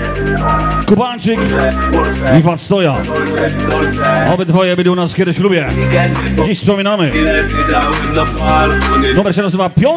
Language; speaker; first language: Polish; native; Polish